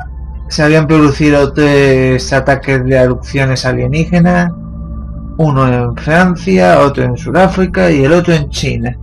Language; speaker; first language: Spanish; native; Spanish